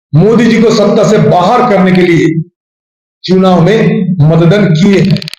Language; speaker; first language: Hindi; non-native, local second language; Bangla